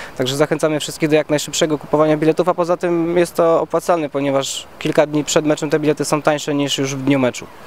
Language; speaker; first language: Polish; native; Polish